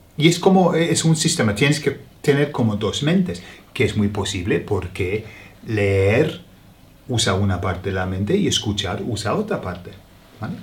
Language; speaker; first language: Spanish; non-native, fluent; English